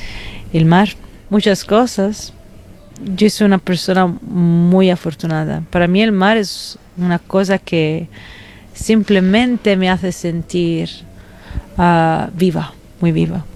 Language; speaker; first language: Spanish; non-native, fluent; Italian